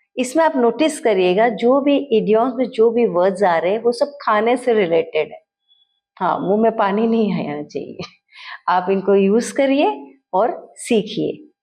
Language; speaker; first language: Hindi; native; Hindi